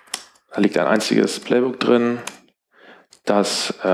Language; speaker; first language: German; native; German